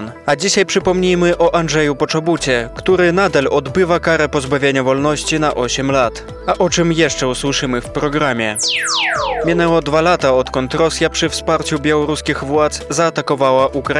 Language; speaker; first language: Polish; native; Polish